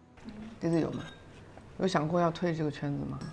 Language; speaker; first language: Chinese; native; Chinese